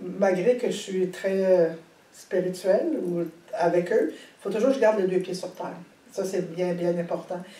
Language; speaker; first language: French; native; French